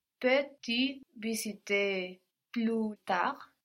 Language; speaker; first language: French; non-native, learner; English